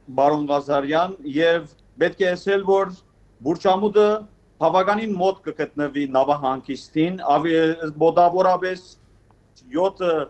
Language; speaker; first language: Armenian; early bilingual, heritage; Armenian